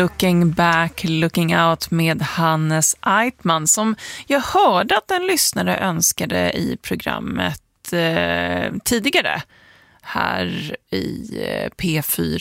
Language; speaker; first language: Swedish; native; Swedish